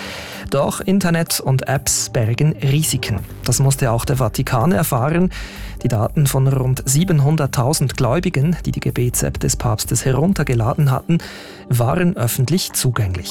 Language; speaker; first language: German; native; German